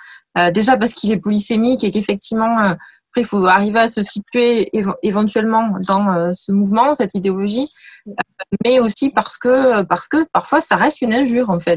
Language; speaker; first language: French; native; French